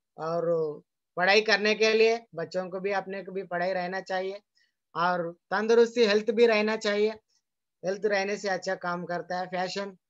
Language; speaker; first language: Hindi; non-native, local second language; Telugu